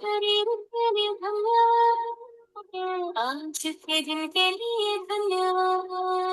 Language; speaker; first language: Hindi; native; Hindi